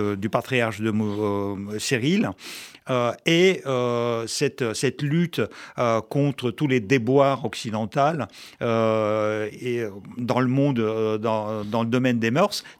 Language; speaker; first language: French; non-native, fluent; Russian